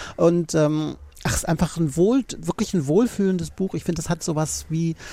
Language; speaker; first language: German; native; German